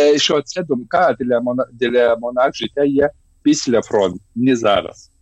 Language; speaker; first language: Ukrainian; non-native, learner; Lithuanian